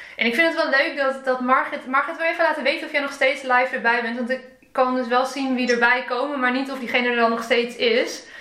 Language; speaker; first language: Dutch; native; Dutch